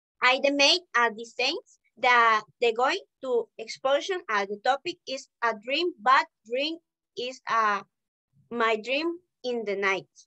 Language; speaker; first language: English; non-native, learner; Spanish